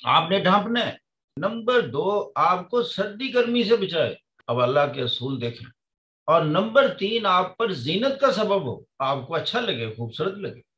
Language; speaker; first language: Urdu; non-native, local second language; Punjabi